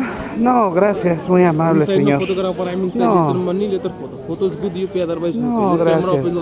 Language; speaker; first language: Spanish; native; Spanish